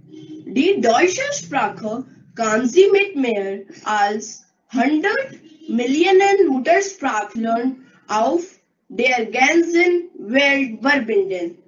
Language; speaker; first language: German; non-native, learner; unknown